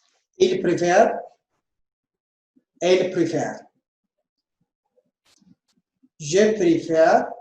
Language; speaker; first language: French; non-native, fluent; Amharic